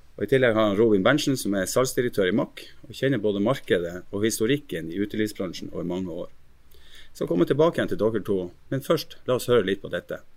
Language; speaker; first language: Norwegian; native; Norwegian